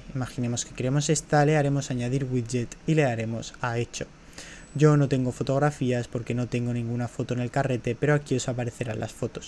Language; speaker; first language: Spanish; native; Spanish